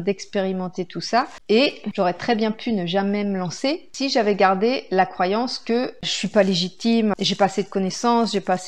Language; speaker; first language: French; native; French